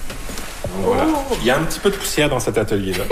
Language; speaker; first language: French; native; French